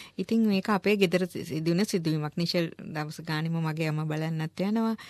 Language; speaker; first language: Sinhala; native; Sinhala